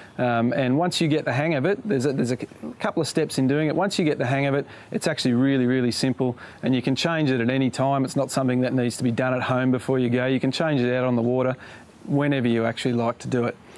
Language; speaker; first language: English; native; English